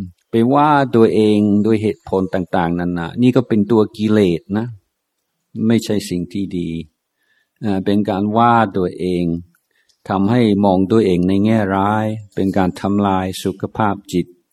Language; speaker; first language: Thai; non-native, fluent; English